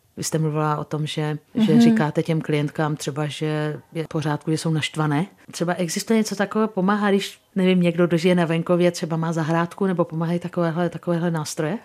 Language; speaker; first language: Czech; native; Czech